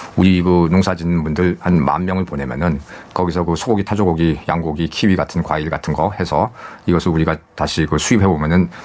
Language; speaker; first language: Korean; native; Korean